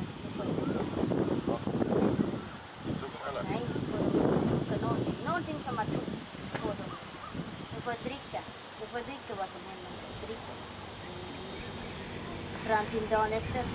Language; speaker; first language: Swedish; non-native, learner; Thai